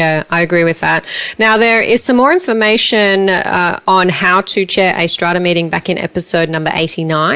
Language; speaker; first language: English; native; English